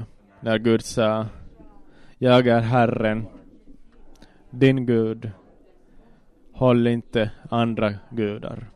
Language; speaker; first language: Swedish; non-native, local second language; Finnish